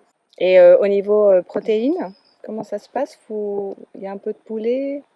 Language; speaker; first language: French; native; French